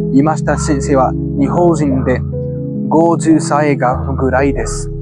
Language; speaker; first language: Japanese; non-native, learner; English